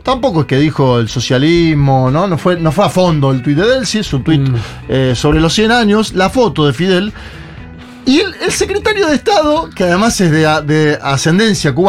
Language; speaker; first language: Spanish; native; Spanish